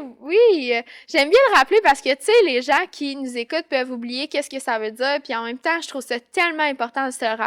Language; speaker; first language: French; native; French